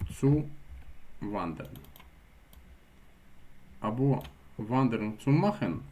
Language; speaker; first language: German; non-native, fluent; Ukrainian